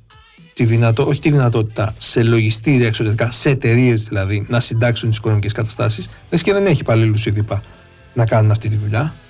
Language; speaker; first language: Greek; native; Greek